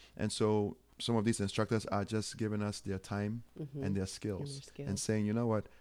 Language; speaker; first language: English; non-native, local second language; Akan